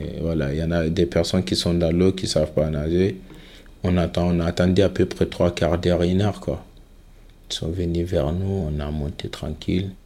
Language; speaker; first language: French; non-native, local second language; Fula